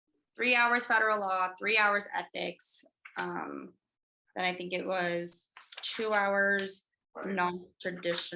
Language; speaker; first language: English; native; English